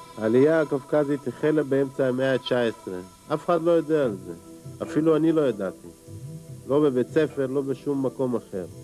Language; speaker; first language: Hebrew; early bilingual, other home language; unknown